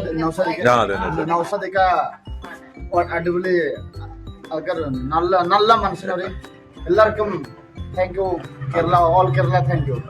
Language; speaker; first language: Malayalam; non-native, learner; Bangla